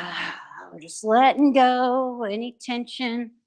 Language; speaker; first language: English; native; English